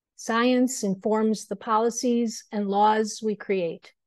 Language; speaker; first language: English; native; English